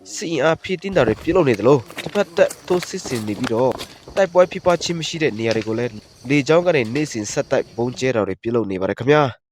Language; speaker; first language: Burmese; non-native, local second language; Shwe Palaung